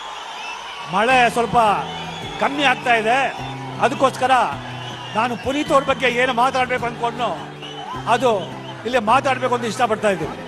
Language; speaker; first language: Kannada; non-native, local second language; Marathi